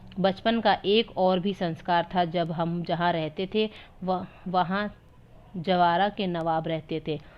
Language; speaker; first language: Hindi; native; Hindi